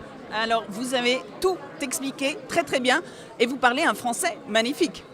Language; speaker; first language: French; non-native, fluent; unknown